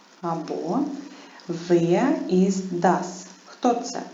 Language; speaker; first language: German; non-native, fluent; Ukrainian